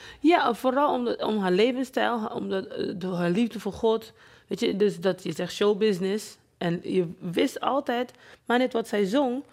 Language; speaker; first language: Dutch; non-native, fluent; English